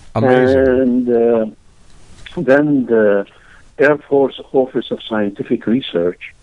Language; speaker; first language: English; non-native, fluent; Arabic